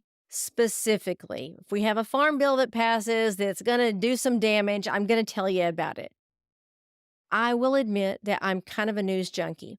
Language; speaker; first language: English; native; English